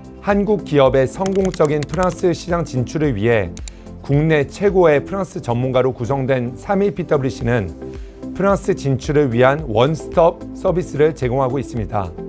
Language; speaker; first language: Korean; early bilingual, heritage; Korean